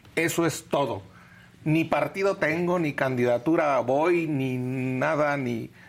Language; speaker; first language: Spanish; native; Spanish